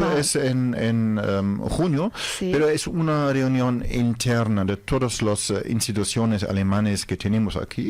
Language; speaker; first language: Spanish; non-native, fluent; German